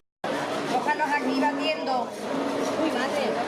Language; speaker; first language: Spanish; native; Spanish